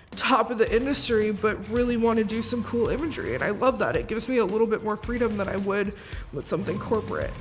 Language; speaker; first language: English; native; English